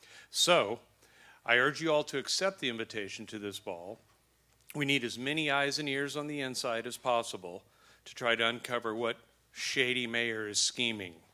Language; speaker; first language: English; native; English